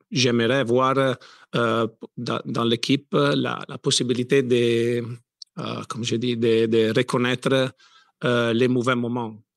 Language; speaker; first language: French; non-native, learner; Italian